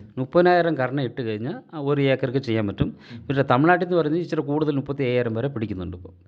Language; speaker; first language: Malayalam; non-native, local second language; Tamil